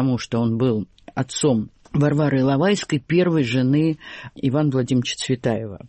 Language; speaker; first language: Russian; native; Russian